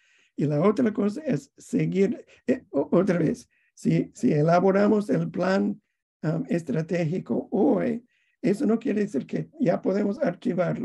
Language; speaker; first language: Spanish; non-native, fluent; English